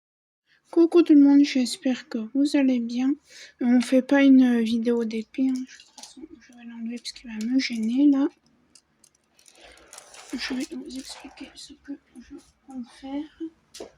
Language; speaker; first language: French; native; French